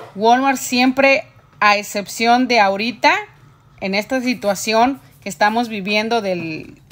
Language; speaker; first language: Spanish; native; Spanish